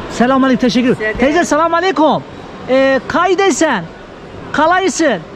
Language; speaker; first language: Turkish; native; Turkish